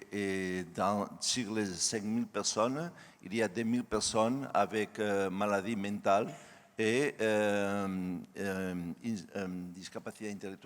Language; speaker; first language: French; non-native, learner; Spanish